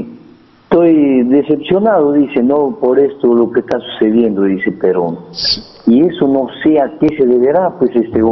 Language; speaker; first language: Spanish; native; Spanish